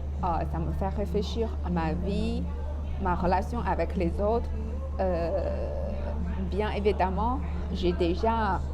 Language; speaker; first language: French; non-native, fluent; Chinese